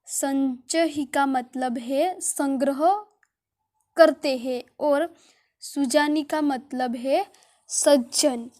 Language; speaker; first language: Hindi; non-native, local second language; Gujarati